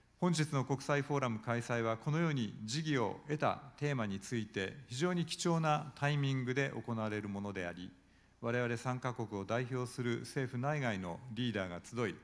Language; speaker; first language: Japanese; native; Japanese